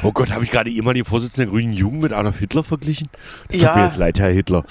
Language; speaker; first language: German; native; German